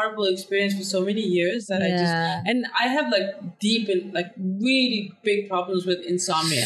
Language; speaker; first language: English; non-native, fluent; Danish